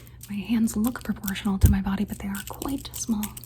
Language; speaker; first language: English; early bilingual, other home language; Spanish